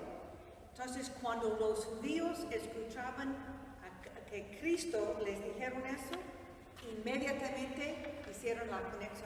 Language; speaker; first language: Spanish; non-native, fluent; English